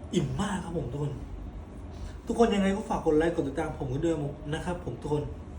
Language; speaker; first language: Thai; non-native, local second language; Northern Khmer